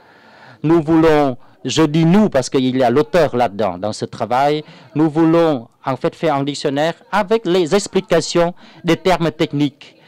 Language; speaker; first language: French; non-native, fluent; Vietnamese